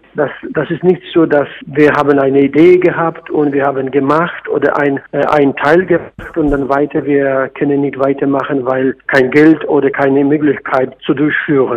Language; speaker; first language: German; non-native, fluent; Polish